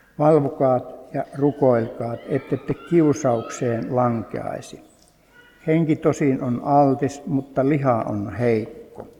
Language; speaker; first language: Finnish; native; Finnish